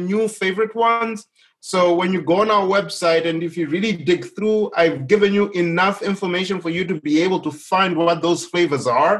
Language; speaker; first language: English; non-native, local second language; Shona